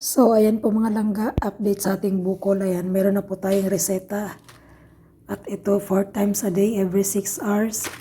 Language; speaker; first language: Filipino; non-native, local second language; Cebuano